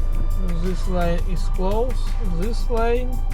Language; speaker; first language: English; non-native, learner; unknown